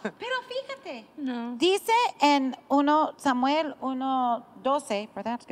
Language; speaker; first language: Spanish; non-native, fluent; English